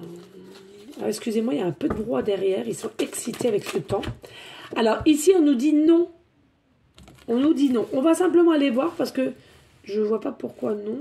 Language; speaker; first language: French; native; French